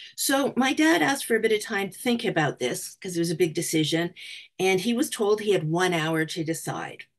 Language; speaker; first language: English; native; English